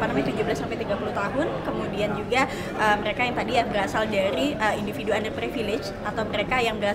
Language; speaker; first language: Indonesian; native; Indonesian